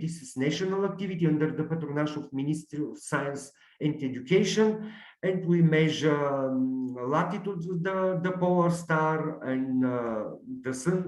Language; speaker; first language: English; non-native, learner; Bulgarian